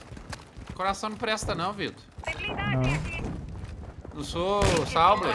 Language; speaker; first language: Portuguese; native; Portuguese